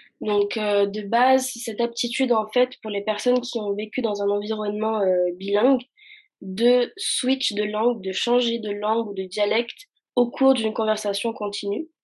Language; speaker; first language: French; early bilingual, other home language; Arabic